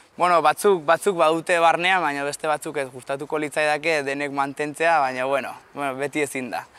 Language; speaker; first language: Basque; native; Basque